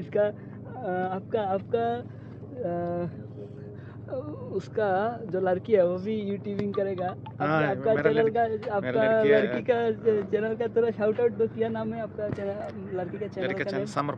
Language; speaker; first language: Hindi; non-native, local second language; Malayalam